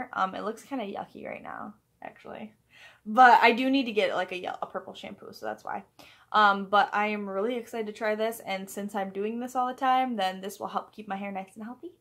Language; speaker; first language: English; native; English